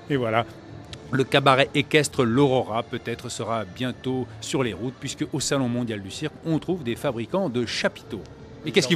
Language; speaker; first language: French; native; French